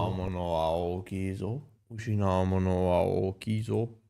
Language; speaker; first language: Japanese; non-native, learner; Greek